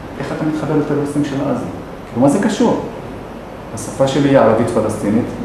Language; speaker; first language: Hebrew; non-native, local second language; Arabic